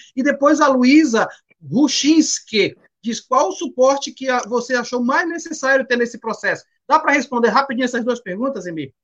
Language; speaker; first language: Portuguese; native; Portuguese